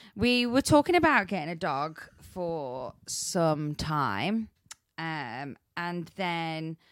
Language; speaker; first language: English; native; English